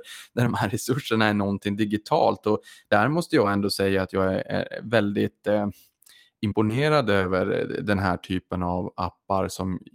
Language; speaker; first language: Swedish; native; Swedish